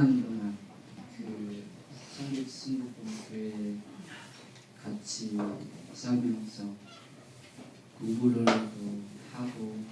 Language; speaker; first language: Korean; non-native, learner; Lao